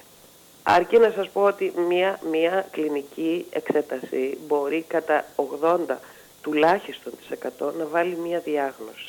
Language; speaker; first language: Greek; native; Greek